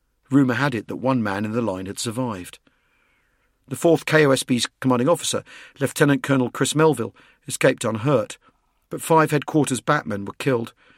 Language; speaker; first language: English; native; English